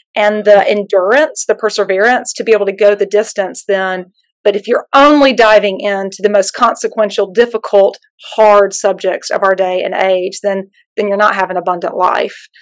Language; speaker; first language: English; native; English